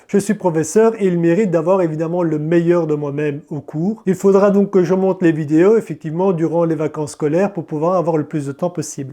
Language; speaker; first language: French; native; French